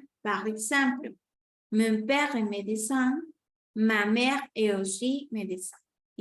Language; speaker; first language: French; non-native, fluent; Spanish